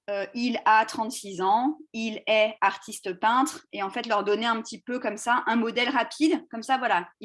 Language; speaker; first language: French; native; French